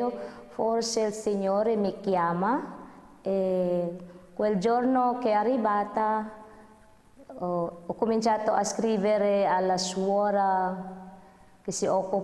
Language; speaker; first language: Italian; non-native, fluent; Filipino